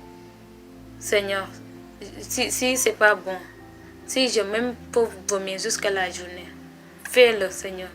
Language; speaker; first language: French; non-native, local second language; Wolof